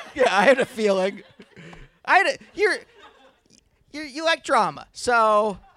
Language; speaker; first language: English; native; English